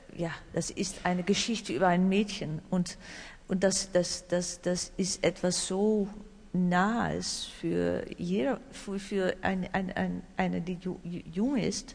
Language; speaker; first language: German; non-native, learner; Dutch